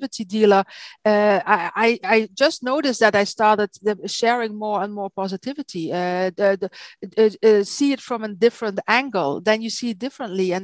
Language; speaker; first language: English; non-native, fluent; Dutch